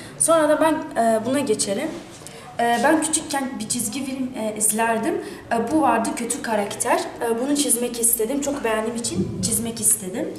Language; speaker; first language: Turkish; early bilingual, other home language; Arabic